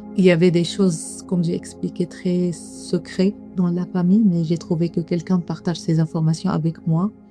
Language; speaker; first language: French; non-native, fluent; Arabic